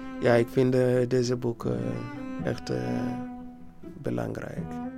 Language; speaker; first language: Dutch; non-native, learner; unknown